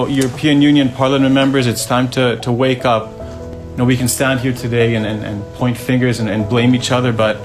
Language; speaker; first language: English; native; English